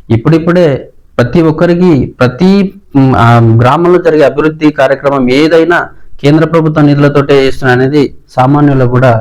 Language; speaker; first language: Telugu; native; Telugu